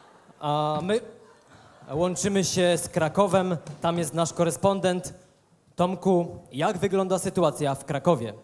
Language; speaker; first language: Polish; native; Polish